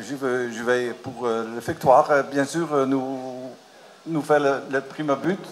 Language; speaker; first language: French; non-native, learner; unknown